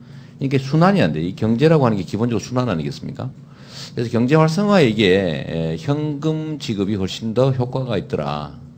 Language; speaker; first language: Korean; native; Korean